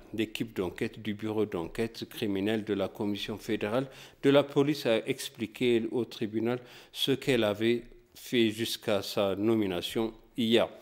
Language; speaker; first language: French; non-native, fluent; Amharic